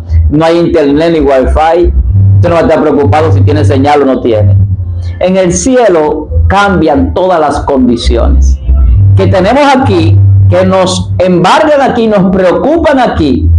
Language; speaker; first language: Spanish; native; Spanish